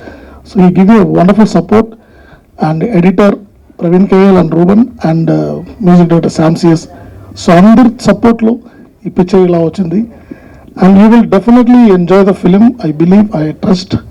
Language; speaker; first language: Telugu; non-native, learner; Tamil